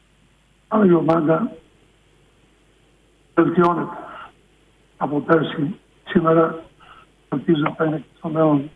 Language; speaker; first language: Greek; non-native, fluent; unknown